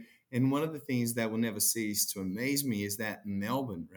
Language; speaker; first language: English; non-native, fluent; Portuguese